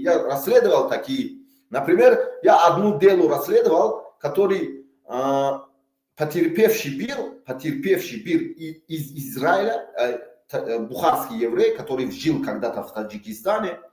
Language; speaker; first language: Russian; non-native, local second language; Tajik